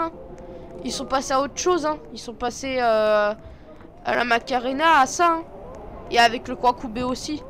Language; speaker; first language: French; native; French